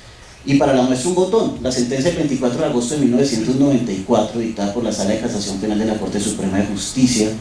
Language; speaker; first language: Spanish; native; Spanish